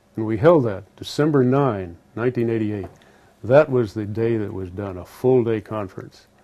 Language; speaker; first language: English; native; English